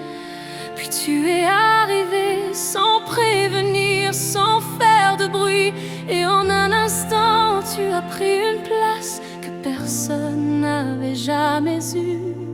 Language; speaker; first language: French; native; French